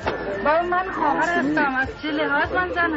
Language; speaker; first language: Persian; non-native, fluent; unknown